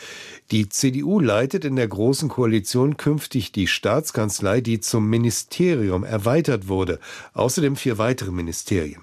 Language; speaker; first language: German; native; German